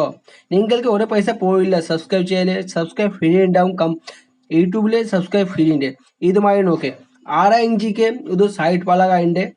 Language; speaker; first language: Malayalam; non-native, learner; Hindi